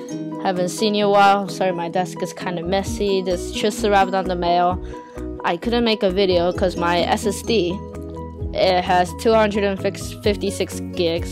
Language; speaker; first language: English; native; English